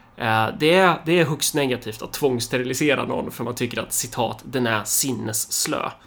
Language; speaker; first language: Swedish; early bilingual, other home language; Somali